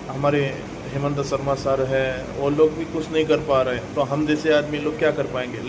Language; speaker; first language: Hindi; non-native, local second language; Assamese